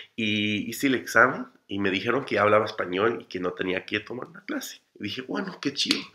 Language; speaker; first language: Spanish; non-native, fluent; English